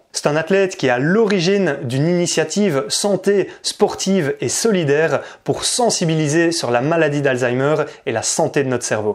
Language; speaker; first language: French; native; French